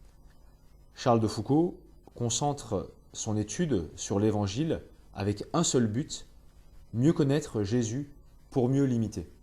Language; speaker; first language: French; native; French